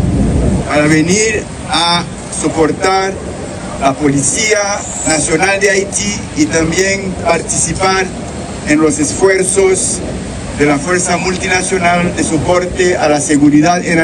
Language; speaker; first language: Spanish; non-native, fluent; French